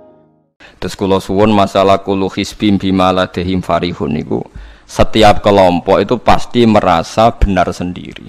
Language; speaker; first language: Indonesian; non-native, local second language; Javanese